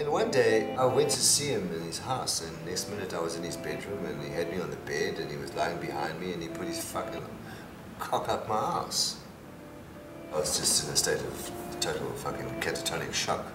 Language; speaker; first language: English; native; English